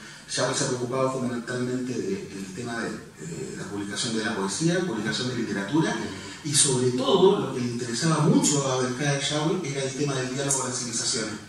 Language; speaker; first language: Spanish; native; Spanish